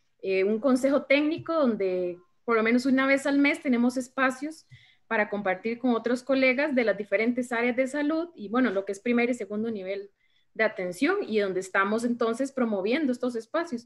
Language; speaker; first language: Spanish; native; Spanish